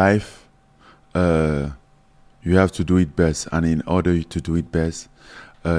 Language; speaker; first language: English; non-native, local second language; French